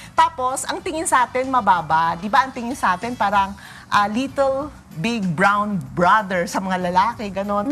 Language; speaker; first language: Filipino; native; Filipino